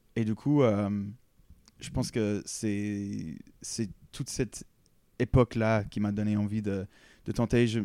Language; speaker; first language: French; non-native, fluent; English